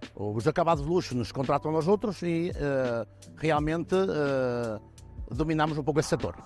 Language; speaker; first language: Portuguese; native; Portuguese